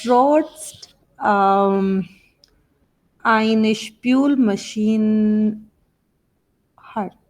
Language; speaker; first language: German; non-native, learner; Urdu